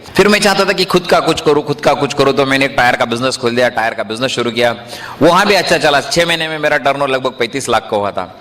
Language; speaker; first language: Hindi; non-native, local second language; Marathi